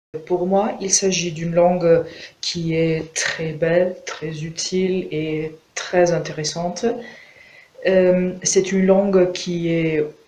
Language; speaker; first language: French; non-native, fluent; Croatian